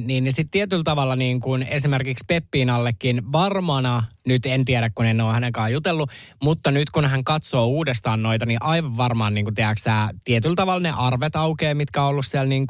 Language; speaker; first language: Finnish; native; Finnish